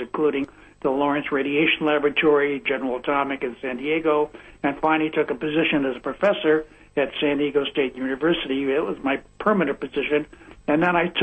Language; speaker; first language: English; native; English